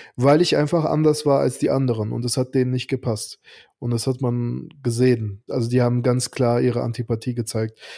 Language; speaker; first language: German; early bilingual, other home language; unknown